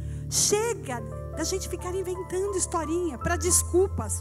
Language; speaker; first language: Portuguese; native; Portuguese